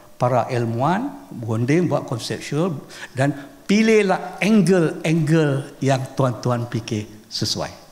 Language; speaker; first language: Malay; native; Malay